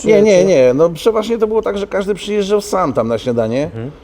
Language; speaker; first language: Polish; native; Polish